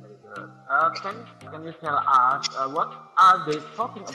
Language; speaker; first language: English; non-native, learner; Indonesian